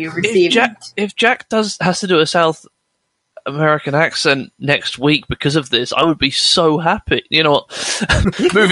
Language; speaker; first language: English; native; English